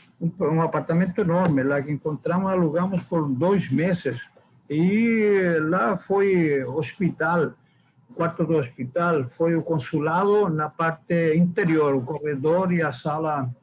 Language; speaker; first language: Portuguese; non-native, fluent; Spanish